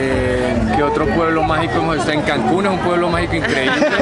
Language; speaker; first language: Spanish; native; Spanish